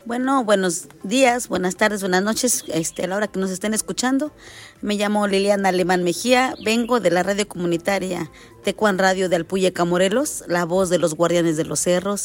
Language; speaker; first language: Spanish; native; Spanish